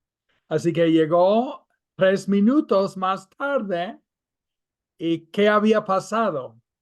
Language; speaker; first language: Spanish; non-native, fluent; English